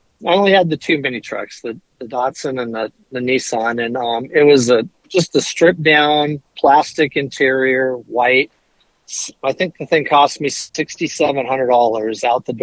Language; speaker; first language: English; native; English